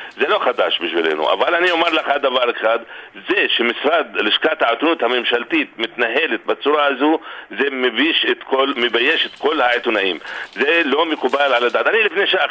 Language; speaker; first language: Hebrew; non-native, local second language; Arabic